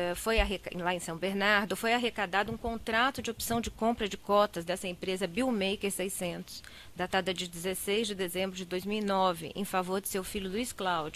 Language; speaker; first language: Portuguese; native; Portuguese